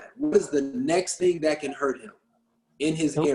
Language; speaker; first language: English; native; English